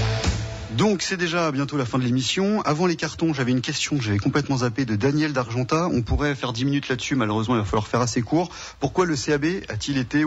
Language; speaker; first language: French; native; French